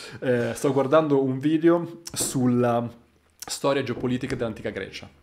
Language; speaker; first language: Italian; native; Italian